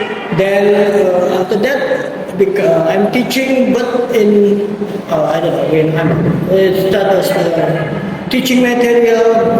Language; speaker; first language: English; non-native, learner; Indonesian